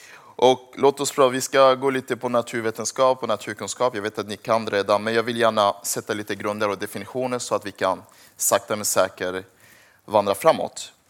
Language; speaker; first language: Swedish; early bilingual, other home language; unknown